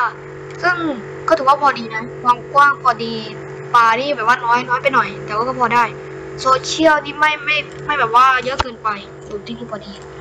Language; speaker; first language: Thai; native; Thai